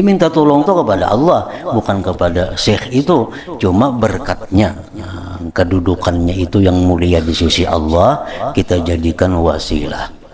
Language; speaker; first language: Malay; non-native, local second language; Banjar